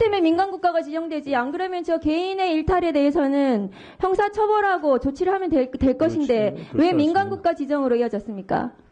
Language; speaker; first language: Korean; native; Korean